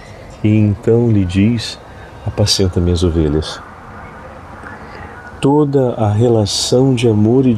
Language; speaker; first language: Portuguese; native; Portuguese